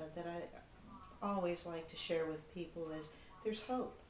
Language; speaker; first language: English; native; English